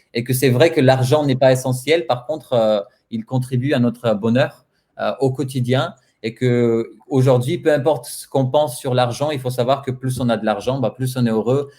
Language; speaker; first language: French; non-native, fluent; Bulgarian